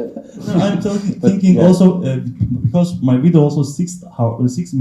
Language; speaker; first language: English; non-native, learner; Kurdish